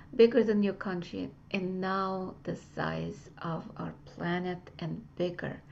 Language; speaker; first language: English; non-native, fluent; Russian